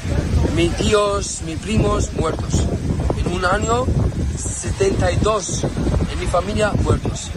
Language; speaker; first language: Spanish; non-native, learner; Arabic